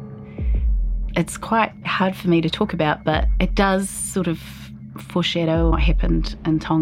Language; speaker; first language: English; native; English